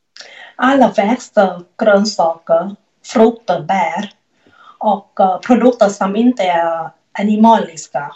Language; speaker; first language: Swedish; non-native, learner; Thai